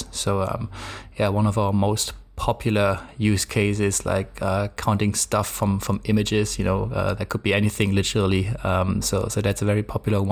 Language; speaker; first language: English; non-native, fluent; German